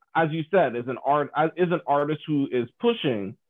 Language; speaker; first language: English; native; English